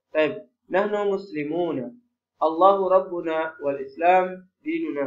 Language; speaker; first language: Arabic; non-native, fluent; Indonesian